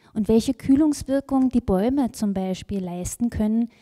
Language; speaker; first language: German; native; German